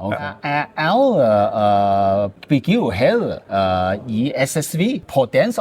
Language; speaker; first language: Danish; non-native, learner; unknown